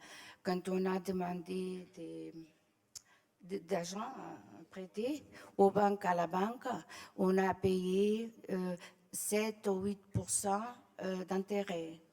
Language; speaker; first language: French; non-native, fluent; Portuguese